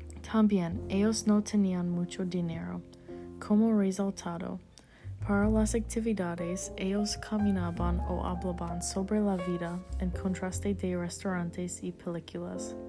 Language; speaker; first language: Spanish; non-native, learner; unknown